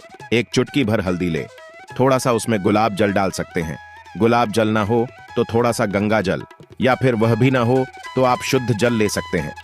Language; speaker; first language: Hindi; native; Hindi